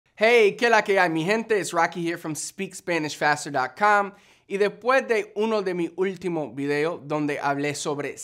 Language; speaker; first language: Spanish; non-native, fluent; English